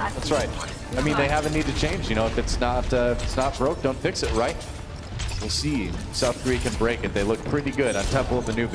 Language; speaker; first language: English; native; English